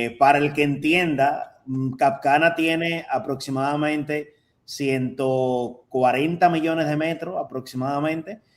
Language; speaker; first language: Spanish; native; Spanish